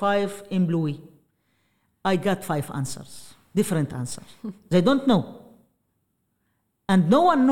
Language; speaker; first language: English; non-native, learner; Arabic